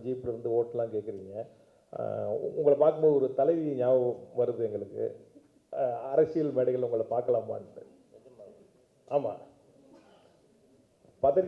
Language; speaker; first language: Tamil; native; Tamil